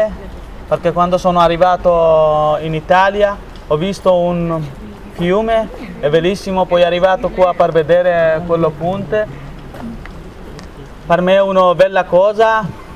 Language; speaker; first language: Italian; non-native, learner; Bangla